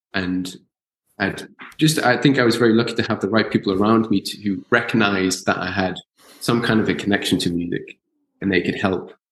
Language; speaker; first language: English; native; English